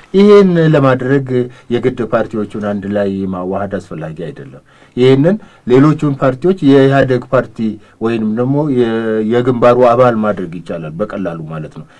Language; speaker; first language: Amharic; non-native, local second language; Oromo